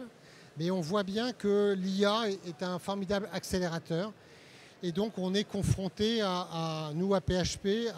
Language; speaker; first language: French; native; French